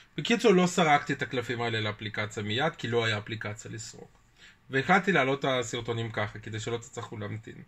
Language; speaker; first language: Hebrew; early bilingual, other home language; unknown